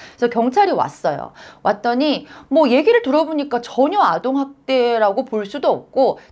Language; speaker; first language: Korean; native; Korean